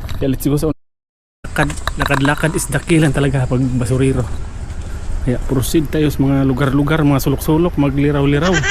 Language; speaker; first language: Filipino; native; Filipino